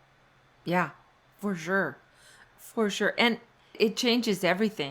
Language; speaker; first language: English; native; English